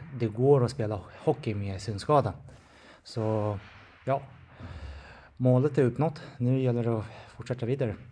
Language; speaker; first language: Swedish; non-native, fluent; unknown